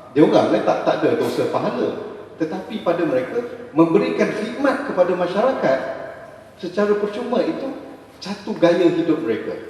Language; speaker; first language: Malay; native; Malay